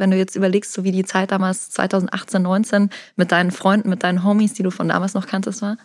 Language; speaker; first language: German; native; German